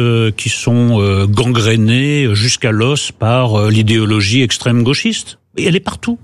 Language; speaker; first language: French; native; French